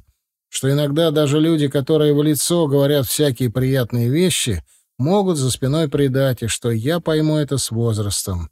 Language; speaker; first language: Russian; native; Russian